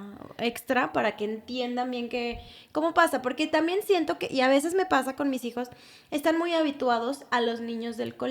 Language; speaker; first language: Spanish; native; Spanish